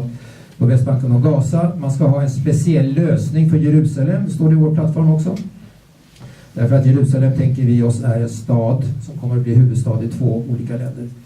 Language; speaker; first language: Swedish; native; Swedish